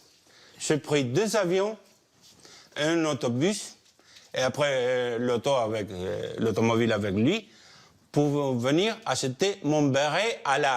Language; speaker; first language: French; non-native, fluent; Spanish